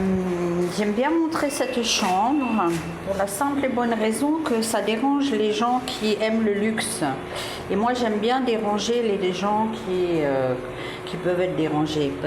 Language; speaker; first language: French; native; French